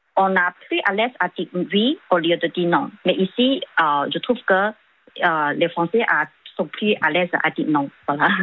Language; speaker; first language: French; non-native, fluent; Chinese